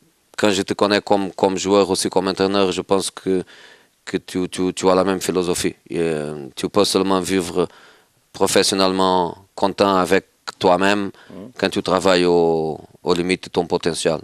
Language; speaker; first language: French; non-native, fluent; Portuguese